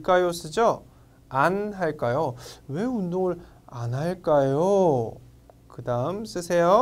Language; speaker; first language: Korean; non-native, fluent; Vietnamese